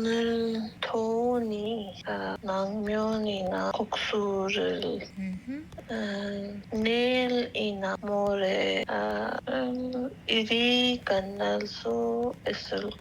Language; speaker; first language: Korean; non-native, learner; English